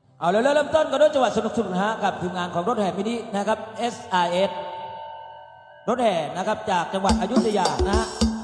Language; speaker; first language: Thai; native; Thai